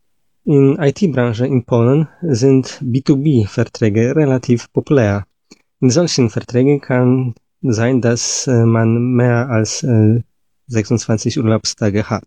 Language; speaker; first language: German; non-native, learner; Polish